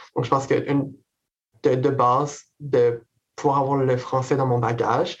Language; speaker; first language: French; native; French